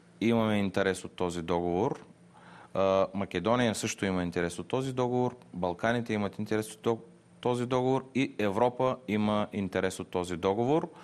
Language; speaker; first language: Bulgarian; non-native, local second language; Turkish